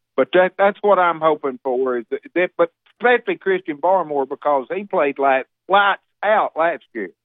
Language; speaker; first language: English; native; English